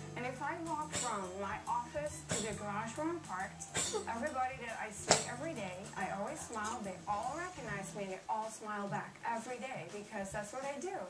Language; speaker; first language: English; non-native, fluent; Dutch